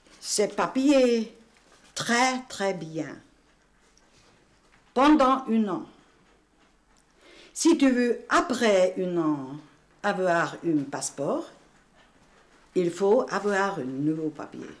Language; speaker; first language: French; non-native, learner; Hungarian